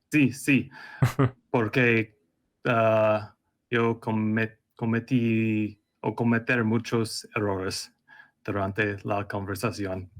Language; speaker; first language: Spanish; non-native, learner; English